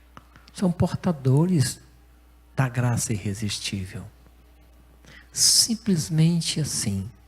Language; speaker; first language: Portuguese; native; Portuguese